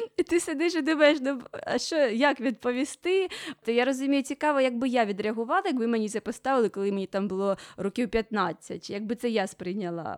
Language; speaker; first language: Ukrainian; native; Ukrainian